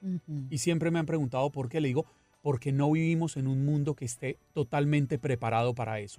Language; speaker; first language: Spanish; native; Spanish